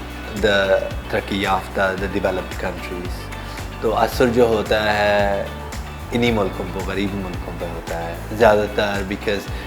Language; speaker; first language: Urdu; early bilingual, heritage; Urdu